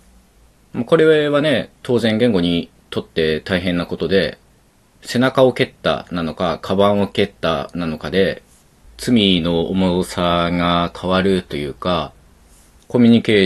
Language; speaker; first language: Japanese; native; Japanese